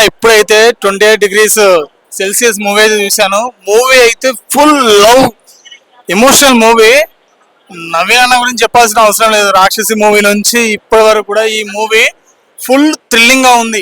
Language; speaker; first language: Telugu; native; Telugu